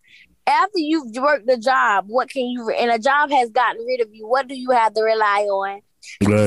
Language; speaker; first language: English; native; English